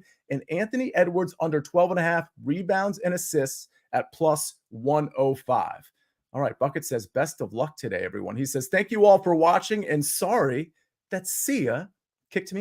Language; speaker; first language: English; native; English